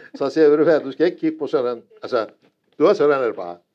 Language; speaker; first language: Danish; non-native, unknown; Turkish